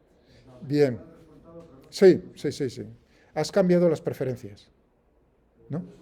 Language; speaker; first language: Spanish; native; Spanish